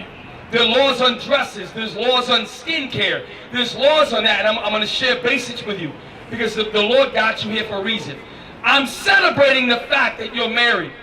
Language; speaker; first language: English; native; English